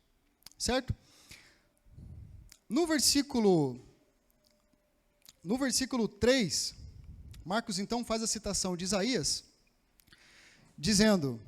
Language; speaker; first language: Portuguese; native; Portuguese